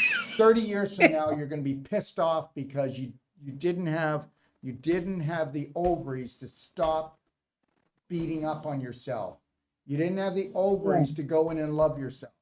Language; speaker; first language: English; native; English